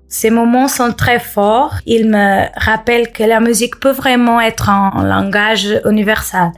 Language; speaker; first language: French; non-native, fluent; Portuguese